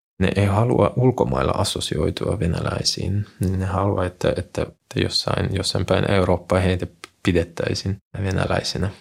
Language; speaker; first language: Finnish; non-native, fluent; Russian